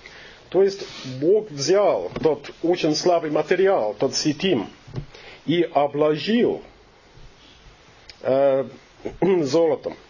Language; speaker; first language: Russian; non-native, fluent; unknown